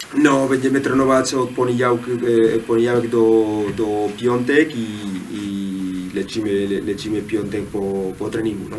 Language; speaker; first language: Polish; non-native, learner; Spanish